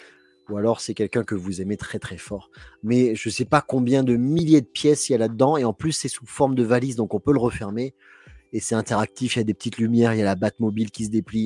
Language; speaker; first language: French; native; French